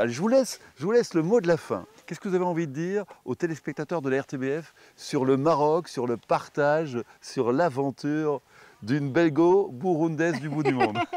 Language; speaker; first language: French; native; French